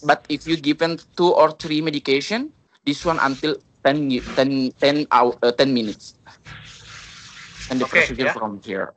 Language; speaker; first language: English; non-native, learner; Indonesian